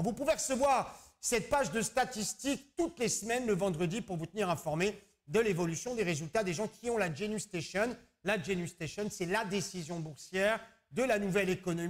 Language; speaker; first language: French; native; French